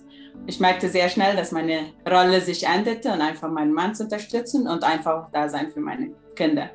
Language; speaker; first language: German; early bilingual, heritage; German